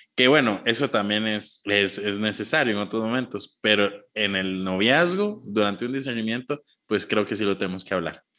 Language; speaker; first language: Spanish; native; Spanish